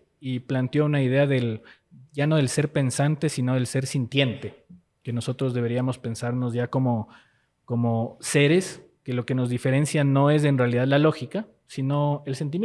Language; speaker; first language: Spanish; native; Spanish